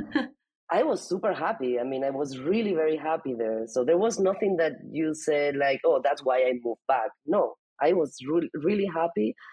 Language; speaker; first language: English; non-native, fluent; Spanish